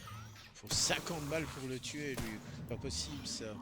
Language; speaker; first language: French; native; French